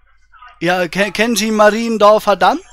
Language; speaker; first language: German; native; German